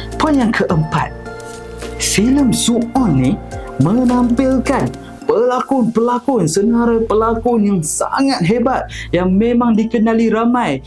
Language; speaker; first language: Malay; native; Malay